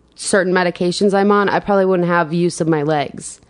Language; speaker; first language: English; native; English